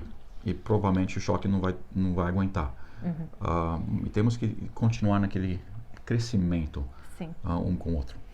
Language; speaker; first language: Portuguese; non-native, fluent; English